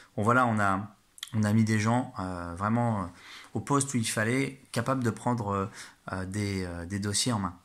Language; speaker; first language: French; native; French